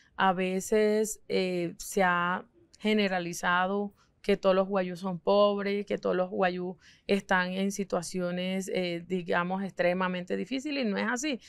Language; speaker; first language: Spanish; non-native, local second language; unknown